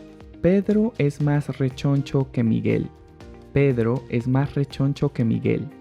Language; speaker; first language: Spanish; native; Spanish